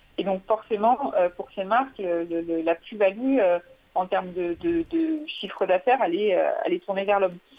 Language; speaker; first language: French; native; French